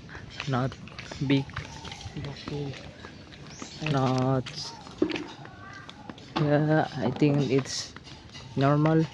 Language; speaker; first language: English; non-native, learner; Indonesian